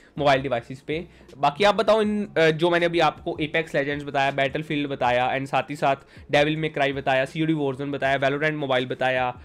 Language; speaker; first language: Hindi; native; Hindi